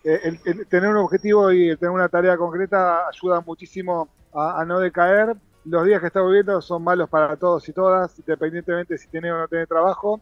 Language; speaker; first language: Spanish; native; Spanish